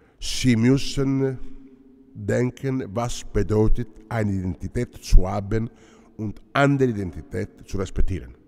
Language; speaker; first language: German; non-native, fluent; Italian